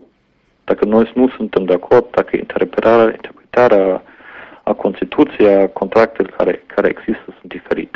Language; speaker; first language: Romanian; non-native, fluent; German